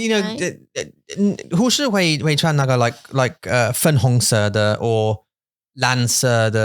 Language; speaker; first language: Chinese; non-native, fluent; English